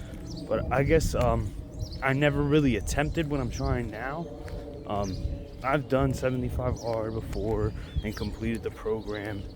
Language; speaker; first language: English; native; English